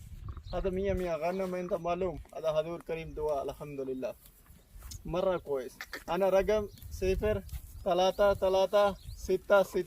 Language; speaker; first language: Arabic; non-native, learner; Punjabi